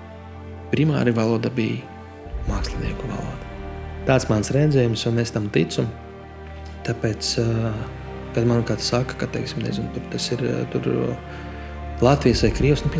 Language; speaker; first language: Latvian; non-native, local second language; Russian